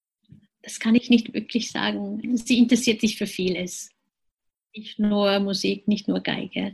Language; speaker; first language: German; non-native, fluent; Japanese